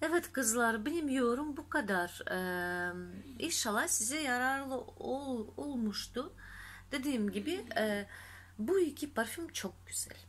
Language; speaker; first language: Turkish; non-native, fluent; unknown